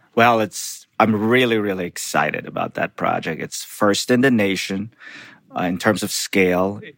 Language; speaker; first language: English; non-native, local second language; Filipino